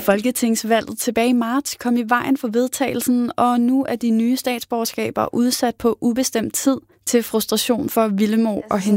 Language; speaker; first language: Danish; native; Danish